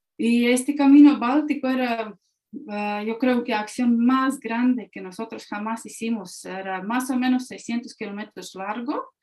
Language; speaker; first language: Spanish; non-native, fluent; Latvian